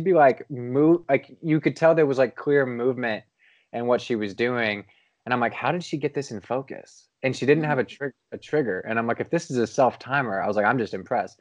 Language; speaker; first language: English; native; English